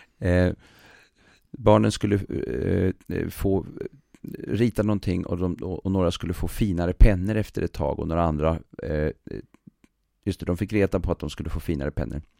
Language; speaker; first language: Swedish; native; Swedish